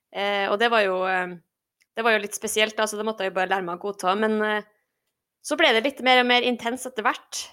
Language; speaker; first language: Norwegian; native; Norwegian